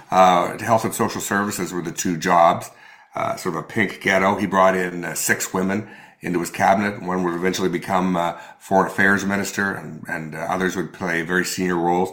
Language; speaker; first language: English; native; English